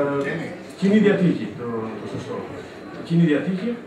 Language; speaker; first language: Greek; non-native, fluent; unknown